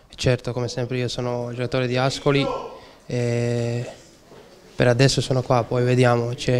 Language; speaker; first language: Italian; non-native, learner; Serbian